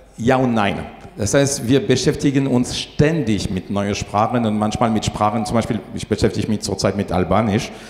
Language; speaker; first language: German; non-native, fluent; French